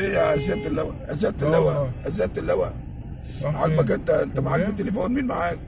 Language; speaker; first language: Arabic; native; Arabic